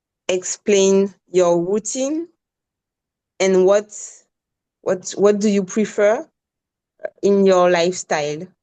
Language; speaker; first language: English; non-native, learner; French